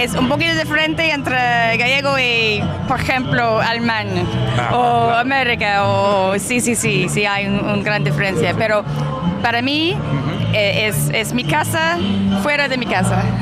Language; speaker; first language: Spanish; non-native, learner; English